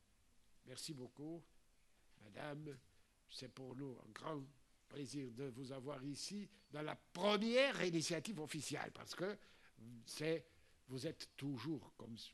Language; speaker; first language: French; non-native, fluent; Portuguese